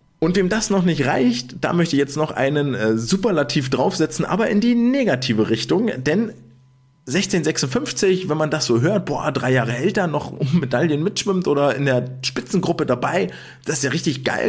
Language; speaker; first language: German; native; German